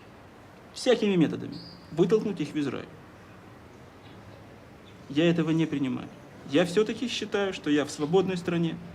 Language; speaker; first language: Russian; native; Russian